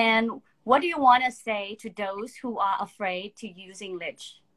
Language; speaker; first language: English; non-native, fluent; Thai